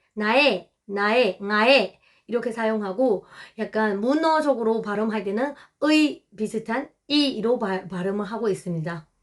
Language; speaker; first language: Korean; non-native, fluent; Burmese